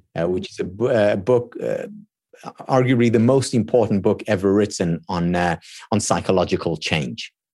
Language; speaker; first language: English; non-native, fluent; Hebrew